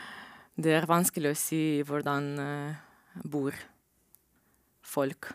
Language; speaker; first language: Norwegian; non-native, learner; Romanian